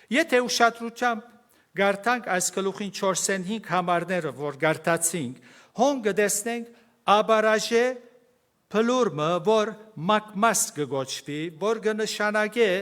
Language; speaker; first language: Armenian; native; Armenian